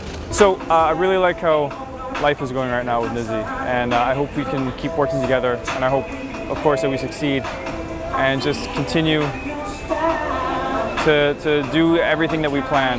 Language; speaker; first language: English; native; English